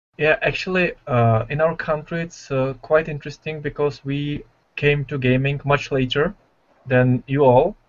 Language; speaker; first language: English; non-native, fluent; Czech